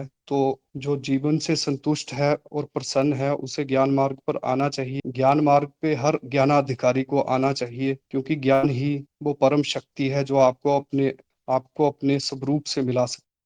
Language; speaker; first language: Hindi; native; Hindi